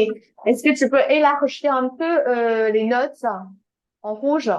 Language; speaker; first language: French; non-native, fluent; Chinese